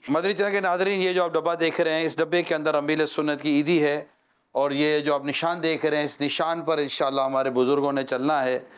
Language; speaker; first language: Urdu; native; Urdu